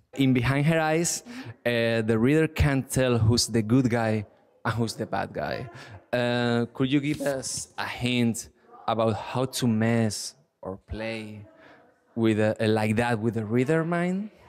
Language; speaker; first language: English; non-native, learner; Spanish